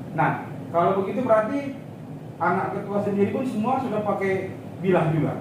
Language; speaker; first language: Indonesian; native; Indonesian